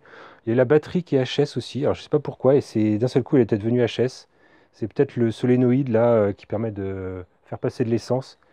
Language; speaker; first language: French; native; French